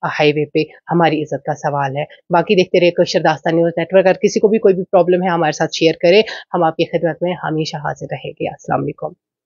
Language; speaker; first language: Hindi; non-native, local second language; Kashmiri